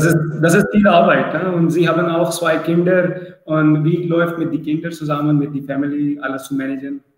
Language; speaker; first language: German; non-native, learner; Urdu